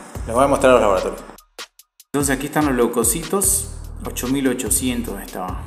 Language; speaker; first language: Spanish; native; Spanish